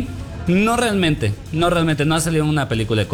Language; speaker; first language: Spanish; native; Spanish